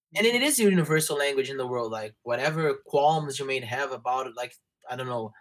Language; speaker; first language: English; non-native, fluent; Portuguese